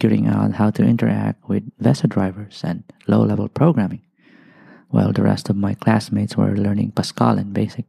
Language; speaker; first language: English; non-native, local second language; Bikol